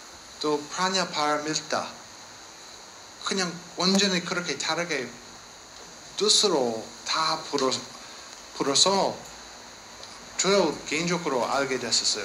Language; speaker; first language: Korean; non-native, learner; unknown